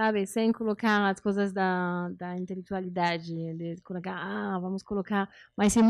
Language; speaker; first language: Portuguese; non-native, learner; French